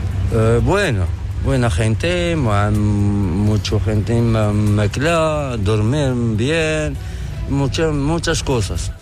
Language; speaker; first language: Spanish; non-native, learner; Arabic